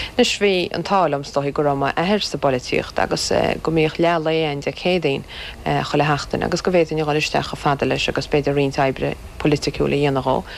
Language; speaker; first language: Irish; native; Irish